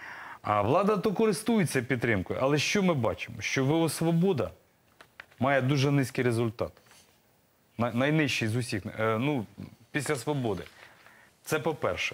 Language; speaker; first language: Ukrainian; native; Ukrainian